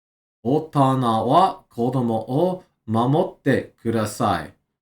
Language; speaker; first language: Japanese; non-native, learner; English